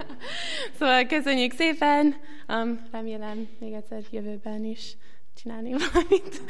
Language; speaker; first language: Hungarian; non-native, learner; English